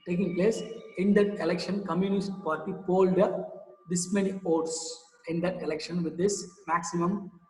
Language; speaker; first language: English; non-native, local second language; Tamil